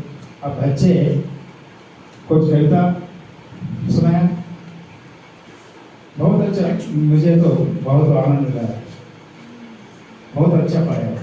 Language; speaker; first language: Hindi; non-native, local second language; Telugu